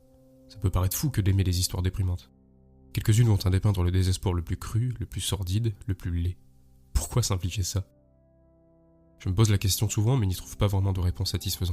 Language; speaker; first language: French; native; French